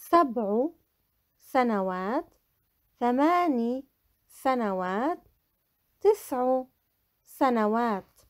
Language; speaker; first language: Arabic; non-native, fluent; English